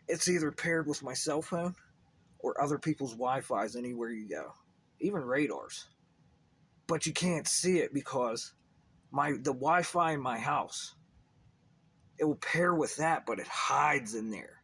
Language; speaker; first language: English; native; English